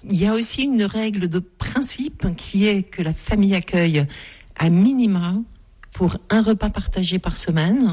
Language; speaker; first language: French; native; French